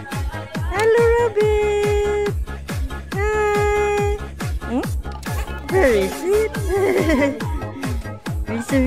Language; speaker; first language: English; non-native, learner; Filipino